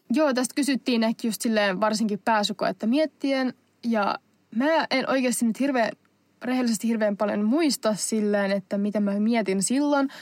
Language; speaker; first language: Finnish; non-native, local second language; Swedish